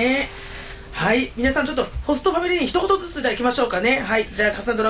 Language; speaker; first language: Japanese; native; Japanese